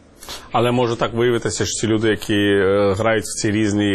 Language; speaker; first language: Ukrainian; native; Ukrainian